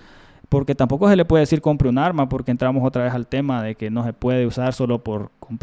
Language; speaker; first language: Spanish; native; Spanish